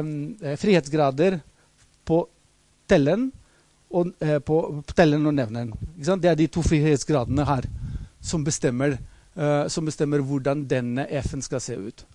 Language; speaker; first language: Norwegian; non-native, fluent; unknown